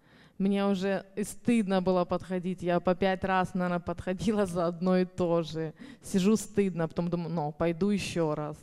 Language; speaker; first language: Russian; native; Russian